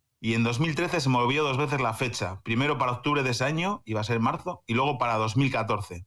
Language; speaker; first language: Spanish; native; Spanish